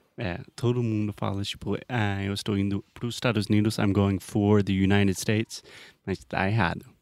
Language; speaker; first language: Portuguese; non-native, fluent; English